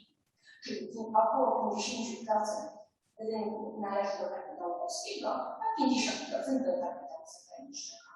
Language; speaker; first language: Polish; native; Polish